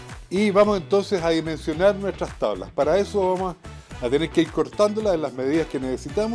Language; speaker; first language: Spanish; native; Spanish